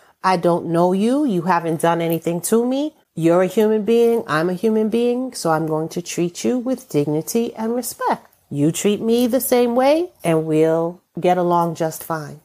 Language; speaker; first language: English; native; English